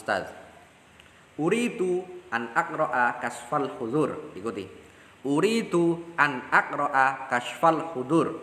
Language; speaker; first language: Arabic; non-native, fluent; Indonesian